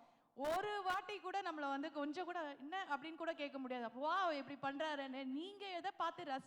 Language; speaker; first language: Tamil; native; Tamil